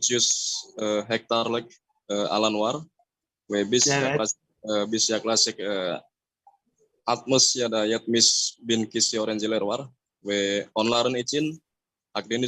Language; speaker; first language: Turkish; non-native, learner; Indonesian